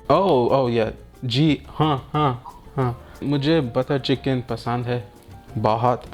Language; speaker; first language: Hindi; non-native, learner; English